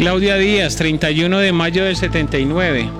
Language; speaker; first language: Spanish; native; Spanish